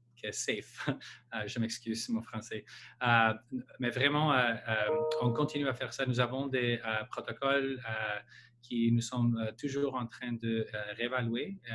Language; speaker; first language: French; non-native, local second language; English